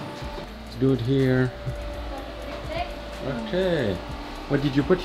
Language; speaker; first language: English; non-native, learner; French